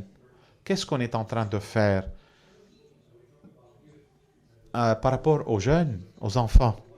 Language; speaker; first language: French; non-native, fluent; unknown